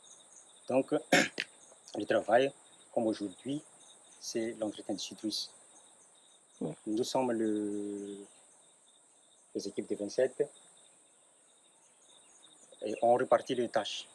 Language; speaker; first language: French; non-native, local second language; Malagasy